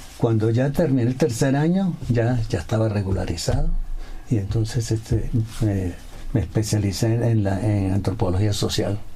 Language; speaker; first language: Spanish; native; Spanish